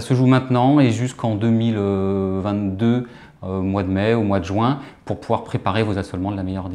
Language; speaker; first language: French; native; French